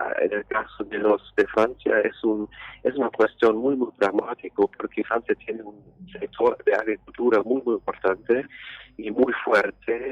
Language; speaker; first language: Spanish; non-native, fluent; German